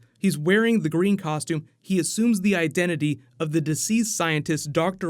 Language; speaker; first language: English; native; English